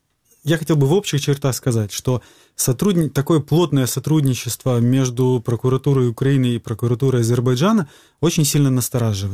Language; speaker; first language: Russian; native; Russian